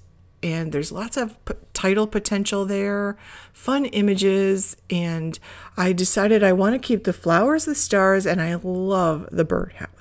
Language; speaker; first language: English; native; English